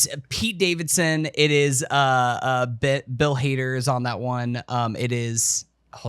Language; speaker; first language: English; native; English